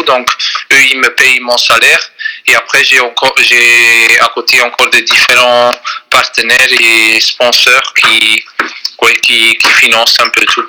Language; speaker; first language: French; non-native, fluent; Dutch